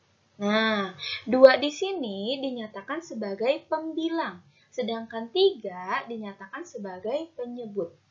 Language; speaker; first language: Indonesian; native; Indonesian